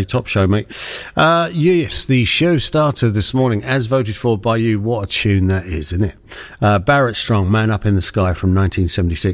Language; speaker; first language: English; native; English